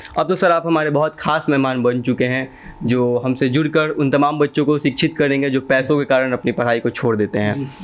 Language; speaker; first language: Hindi; native; Hindi